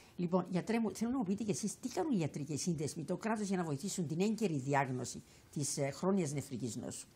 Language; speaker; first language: Greek; native; Greek